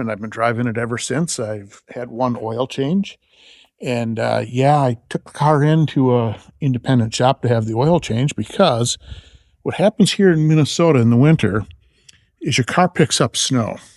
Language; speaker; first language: English; native; English